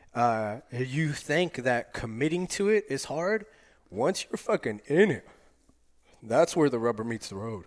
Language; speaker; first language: English; native; English